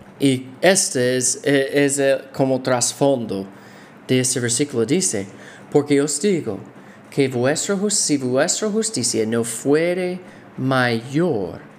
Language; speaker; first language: Spanish; non-native, fluent; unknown